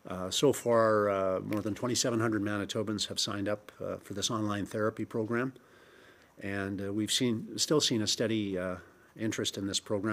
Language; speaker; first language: English; native; English